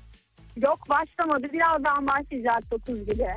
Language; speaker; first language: Turkish; early bilingual, heritage; Turkish